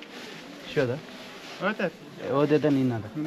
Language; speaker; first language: Russian; non-native, learner; Tamil